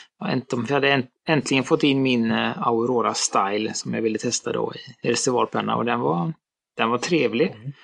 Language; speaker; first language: Swedish; native; Swedish